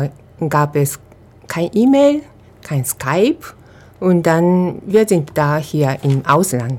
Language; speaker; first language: German; non-native, fluent; Japanese